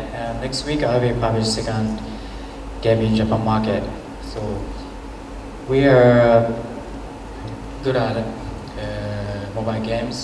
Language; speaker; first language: English; non-native, learner; Japanese